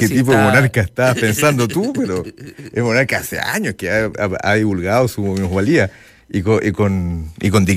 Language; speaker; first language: Spanish; native; Spanish